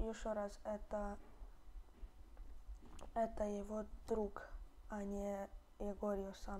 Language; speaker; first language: Russian; early bilingual, heritage; Russian